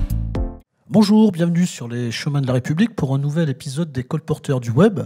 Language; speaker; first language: French; native; French